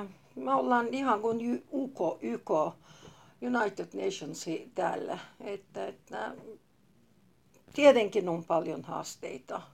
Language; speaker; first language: Finnish; non-native, fluent; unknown